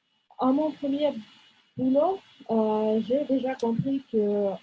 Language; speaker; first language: French; non-native, fluent; Russian